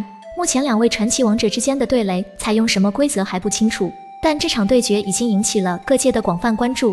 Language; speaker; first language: Chinese; native; Chinese